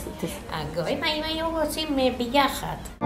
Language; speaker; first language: Hebrew; non-native, fluent; Yiddish